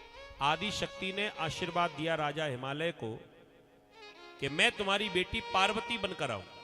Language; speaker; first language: Hindi; native; Hindi